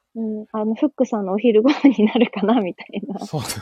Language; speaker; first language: Japanese; native; Japanese